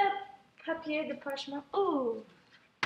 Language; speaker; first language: French; non-native, learner; English